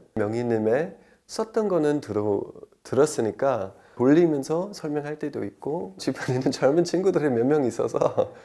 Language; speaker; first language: Korean; non-native, fluent; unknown